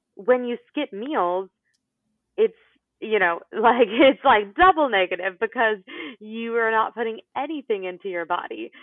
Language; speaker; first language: English; native; English